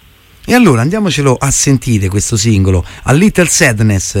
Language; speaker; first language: Italian; native; Italian